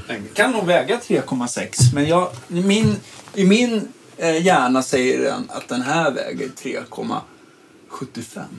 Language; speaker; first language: Swedish; native; Swedish